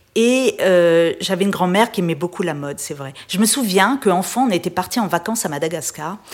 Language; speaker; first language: French; native; French